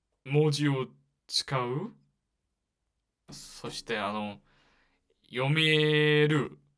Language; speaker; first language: Japanese; non-native, learner; Korean